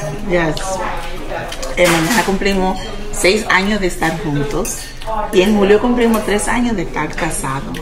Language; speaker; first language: Spanish; early bilingual, heritage; Spanish